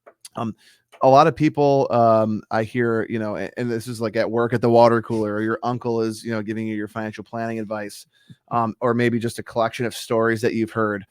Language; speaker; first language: English; native; English